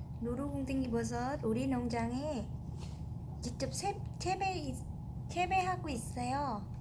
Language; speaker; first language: Korean; non-native, learner; Vietnamese